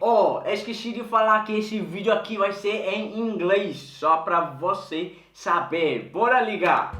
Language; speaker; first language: Portuguese; non-native, fluent; Swedish